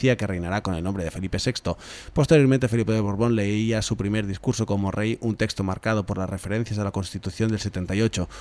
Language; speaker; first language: Spanish; non-native, local second language; Catalan